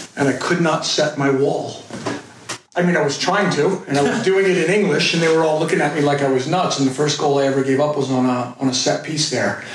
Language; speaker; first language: English; native; English